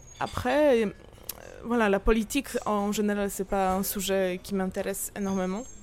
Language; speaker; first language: French; non-native, fluent; Polish